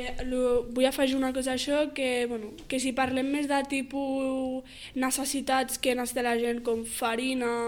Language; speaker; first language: Catalan; early bilingual, other home language; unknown